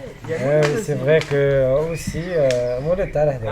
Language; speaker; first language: French; non-native, local second language; Arabic